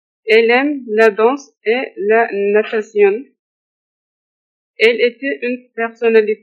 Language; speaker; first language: French; non-native, learner; Turkish